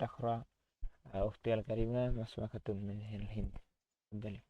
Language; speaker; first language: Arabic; non-native, fluent; Bangla